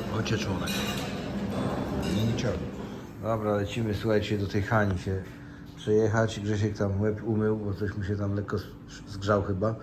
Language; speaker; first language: Polish; native; Polish